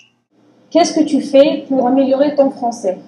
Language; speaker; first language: French; non-native, learner; Arabic